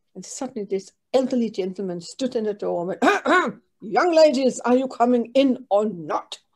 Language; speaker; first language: English; non-native, fluent; Danish